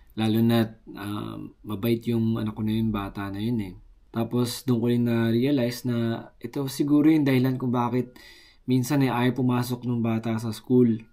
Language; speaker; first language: Filipino; native; Filipino